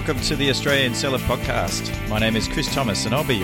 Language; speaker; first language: English; native; English